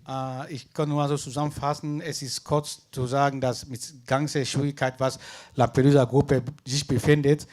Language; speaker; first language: German; non-native, fluent; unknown